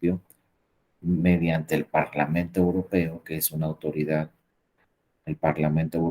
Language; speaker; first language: Spanish; native; Spanish